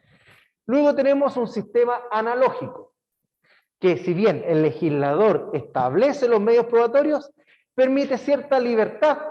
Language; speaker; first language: Spanish; native; Spanish